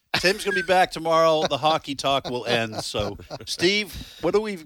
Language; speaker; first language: English; native; English